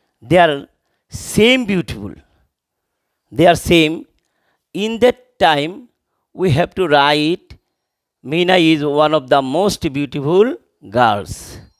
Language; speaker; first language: English; non-native, local second language; Bangla